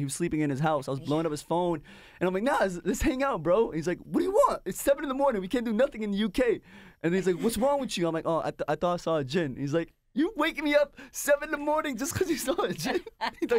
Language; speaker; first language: English; native; English